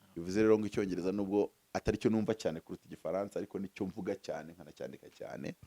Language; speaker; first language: Kinyarwanda; early bilingual, heritage; Kinyarwanda